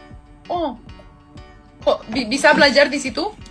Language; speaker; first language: Indonesian; non-native, fluent; Romanian